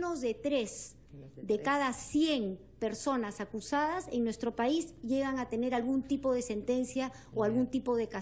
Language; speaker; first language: Spanish; native; Spanish